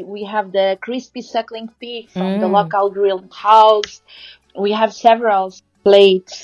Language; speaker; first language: English; non-native, fluent; Portuguese